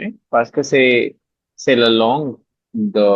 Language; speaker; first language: French; non-native, fluent; Hindi